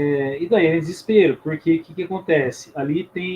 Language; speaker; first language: Portuguese; native; Portuguese